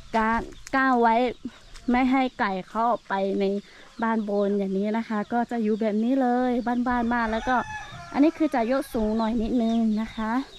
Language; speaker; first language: Thai; non-native, local second language; Lahu